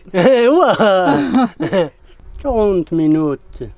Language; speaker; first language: French; non-native, learner; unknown